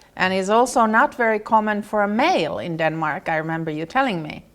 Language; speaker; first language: English; non-native, fluent; Finnish